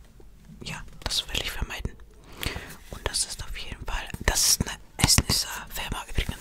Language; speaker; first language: German; non-native, fluent; Estonian